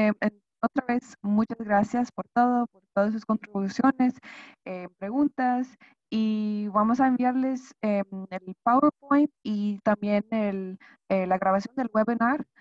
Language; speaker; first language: Spanish; non-native, fluent; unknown